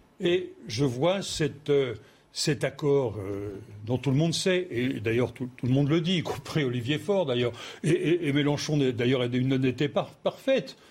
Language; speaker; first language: French; native; French